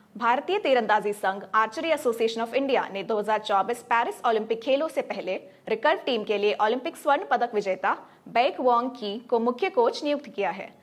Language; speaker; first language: Hindi; non-native, local second language; Malayalam